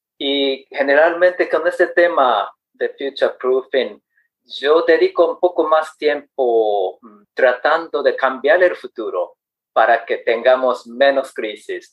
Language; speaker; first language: Spanish; non-native, fluent; Japanese